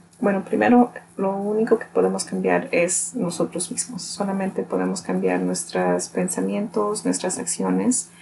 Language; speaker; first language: Spanish; early bilingual, heritage; Spanish